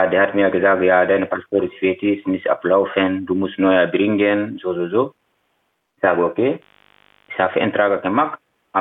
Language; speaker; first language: German; non-native, learner; Fula